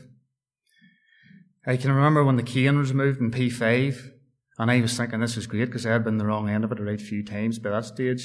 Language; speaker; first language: English; native; English